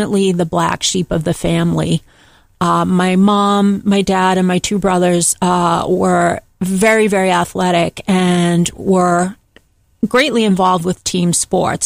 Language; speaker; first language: English; native; English